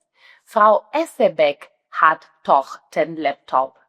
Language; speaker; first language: German; non-native, fluent; Spanish